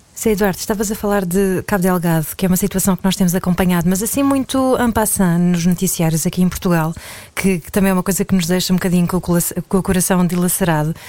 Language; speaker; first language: Portuguese; native; Portuguese